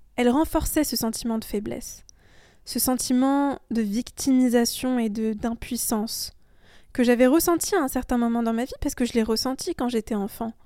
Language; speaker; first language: French; early bilingual, other home language; Persian